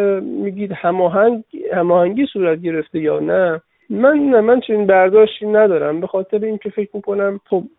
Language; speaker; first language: Persian; native; Persian